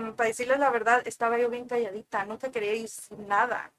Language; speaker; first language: Spanish; early bilingual, heritage; Spanish